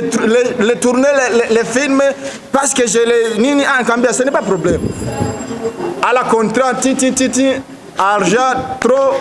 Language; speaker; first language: French; non-native, learner; Rundi